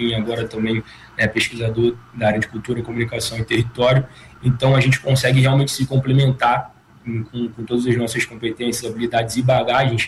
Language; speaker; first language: Portuguese; native; Portuguese